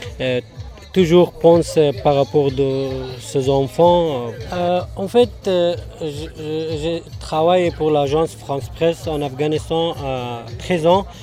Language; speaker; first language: French; non-native, learner; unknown